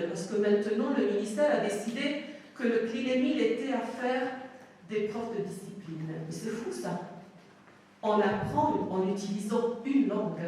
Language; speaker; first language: French; non-native, fluent; Italian